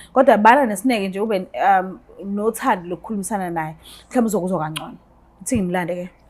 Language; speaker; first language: Zulu; native; Zulu